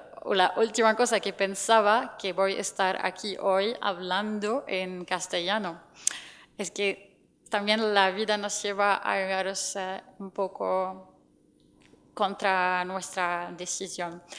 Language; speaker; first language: Spanish; non-native, fluent; Arabic